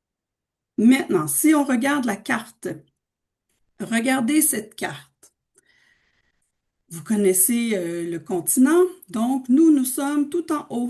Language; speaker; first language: French; native; French